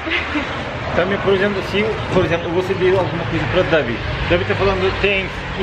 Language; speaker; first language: Portuguese; non-native, learner; Turkish